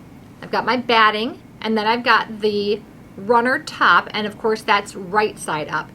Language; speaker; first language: English; native; English